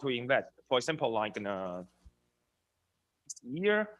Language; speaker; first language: English; non-native, learner; Chinese